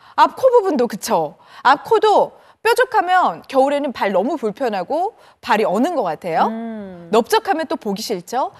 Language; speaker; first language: Korean; native; Korean